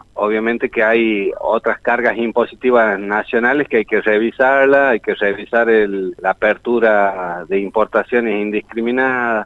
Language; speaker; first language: Spanish; native; Spanish